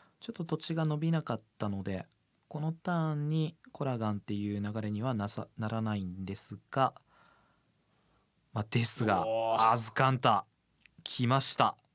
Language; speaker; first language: Japanese; native; Japanese